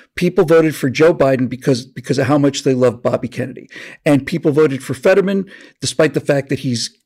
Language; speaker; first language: English; native; English